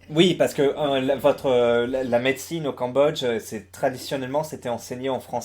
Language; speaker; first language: French; native; French